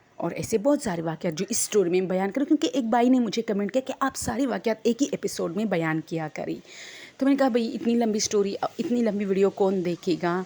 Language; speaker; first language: Urdu; non-native, local second language; Pashto